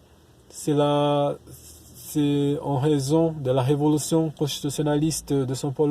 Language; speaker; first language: French; non-native, learner; Portuguese